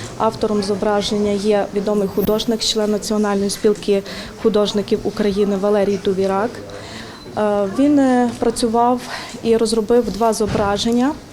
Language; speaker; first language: Ukrainian; native; Ukrainian